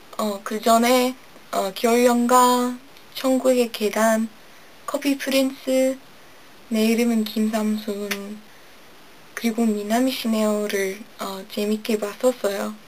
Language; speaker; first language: Korean; non-native, learner; English